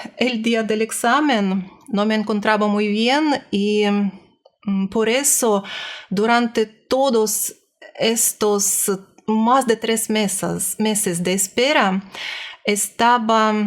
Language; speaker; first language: Spanish; non-native, learner; Russian